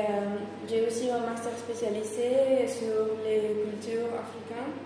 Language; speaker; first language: French; non-native, fluent; Spanish